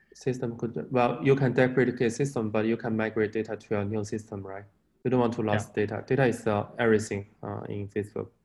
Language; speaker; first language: English; non-native, fluent; Chinese